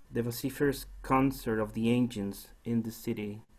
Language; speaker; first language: English; non-native, fluent; Spanish